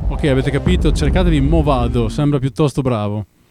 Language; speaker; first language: Italian; native; Italian